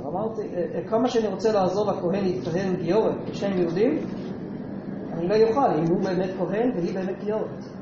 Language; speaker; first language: Hebrew; non-native, fluent; English